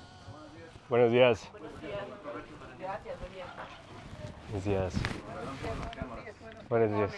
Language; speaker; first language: Spanish; non-native, learner; Korean